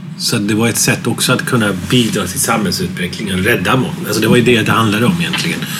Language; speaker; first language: Swedish; early bilingual, other home language; Arabic